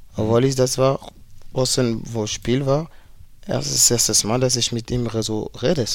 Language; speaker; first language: German; non-native, fluent; French